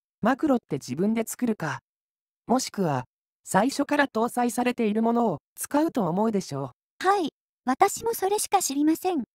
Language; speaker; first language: Japanese; native; Japanese